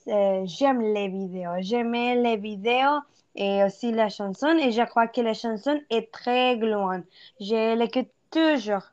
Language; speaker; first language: French; non-native, learner; Spanish